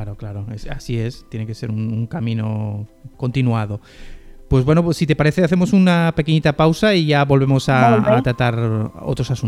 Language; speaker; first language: Spanish; native; Spanish